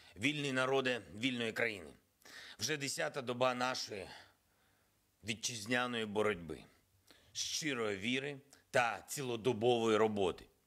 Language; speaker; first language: Ukrainian; non-native, local second language; Russian